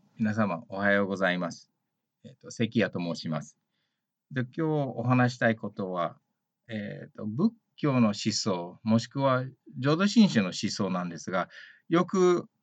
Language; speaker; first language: Japanese; early bilingual, heritage; Japanese